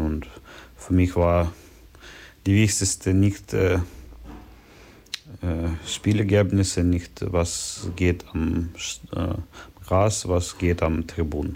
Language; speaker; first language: German; non-native, learner; Ukrainian